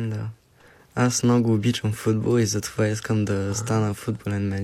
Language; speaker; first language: Bulgarian; early bilingual, heritage; Bulgarian